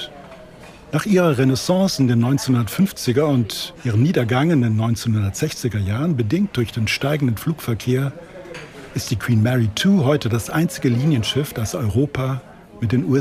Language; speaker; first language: German; native; German